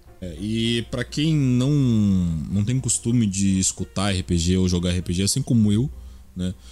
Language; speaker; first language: Portuguese; native; Portuguese